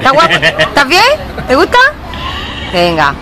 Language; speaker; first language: Spanish; native; Spanish